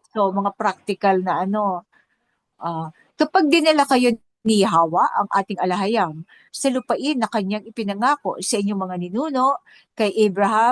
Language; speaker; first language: Filipino; native; Filipino